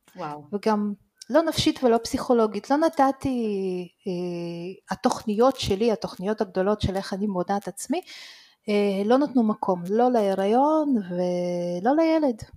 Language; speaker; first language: Hebrew; early bilingual, other home language; Russian